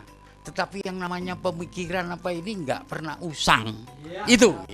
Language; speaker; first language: Indonesian; native; Indonesian